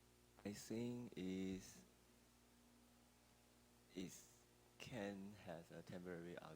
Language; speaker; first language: English; non-native, learner; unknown